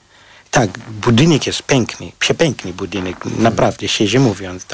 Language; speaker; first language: Polish; non-native, learner; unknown